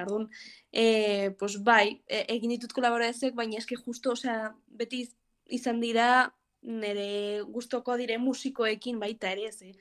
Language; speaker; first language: Basque; non-native, local second language; Spanish